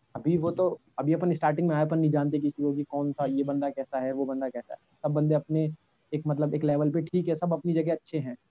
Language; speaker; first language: Hindi; native; Hindi